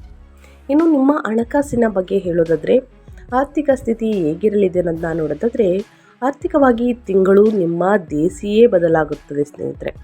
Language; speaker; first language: Kannada; native; Kannada